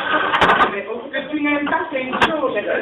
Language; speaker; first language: French; native; French